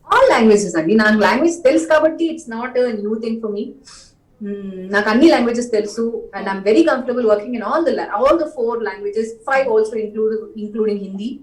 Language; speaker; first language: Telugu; non-native, local second language; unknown